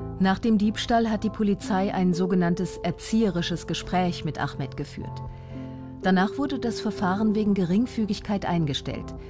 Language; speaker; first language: German; native; German